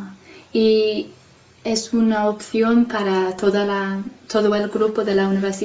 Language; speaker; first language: Spanish; non-native, fluent; English